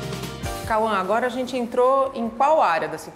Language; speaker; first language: Portuguese; native; Portuguese